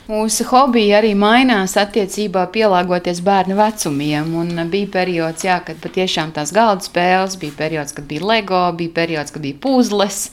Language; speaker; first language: Latvian; native; Latvian